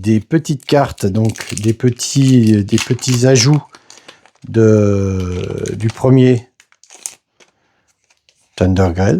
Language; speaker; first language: French; native; French